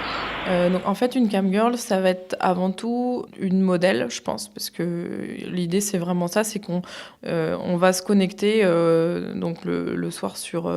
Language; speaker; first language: French; native; French